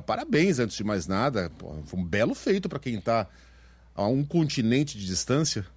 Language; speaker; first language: Portuguese; native; Portuguese